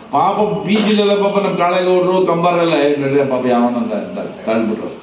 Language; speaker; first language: Kannada; non-native, local second language; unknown